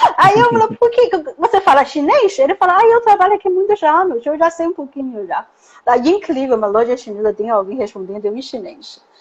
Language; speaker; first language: Portuguese; non-native, learner; Chinese